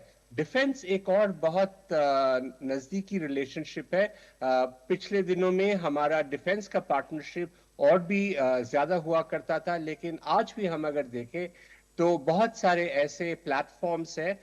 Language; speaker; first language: Hindi; native; Hindi